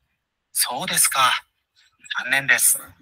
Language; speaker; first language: Japanese; non-native, learner; Bangla